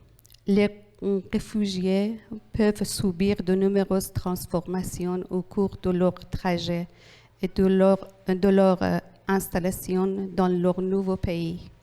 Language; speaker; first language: French; non-native, learner; Persian